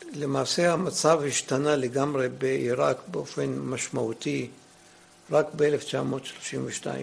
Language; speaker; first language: Hebrew; early bilingual, other home language; Arabic